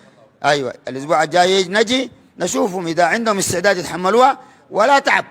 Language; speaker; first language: Arabic; native; Arabic